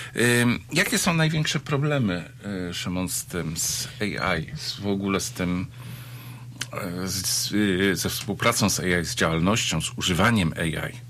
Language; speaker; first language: Polish; native; Polish